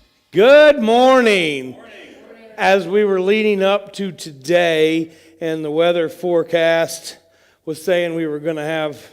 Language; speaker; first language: English; native; English